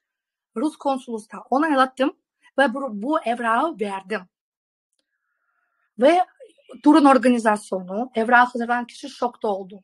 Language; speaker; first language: Turkish; non-native, fluent; Russian